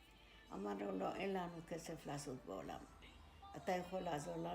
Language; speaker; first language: Hebrew; non-native, fluent; Arabic